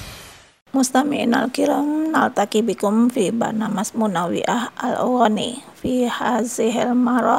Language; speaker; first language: Arabic; non-native, fluent; Indonesian